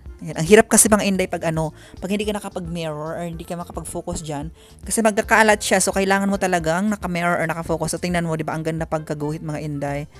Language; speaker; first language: Filipino; non-native, local second language; Cebuano